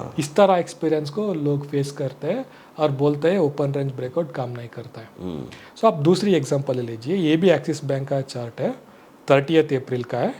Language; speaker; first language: Hindi; non-native, local second language; Kannada